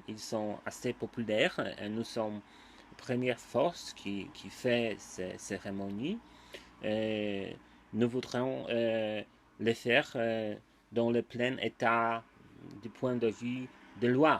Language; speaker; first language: French; non-native, learner; Polish